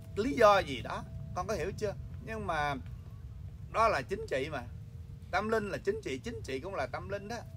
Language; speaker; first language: Vietnamese; early bilingual, heritage; Vietnamese